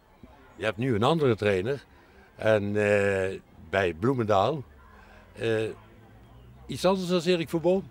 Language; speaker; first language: Dutch; native; Dutch